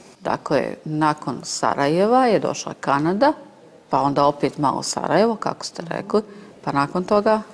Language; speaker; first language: Serbian; native; Serbian